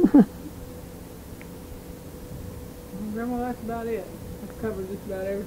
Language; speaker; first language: English; native; English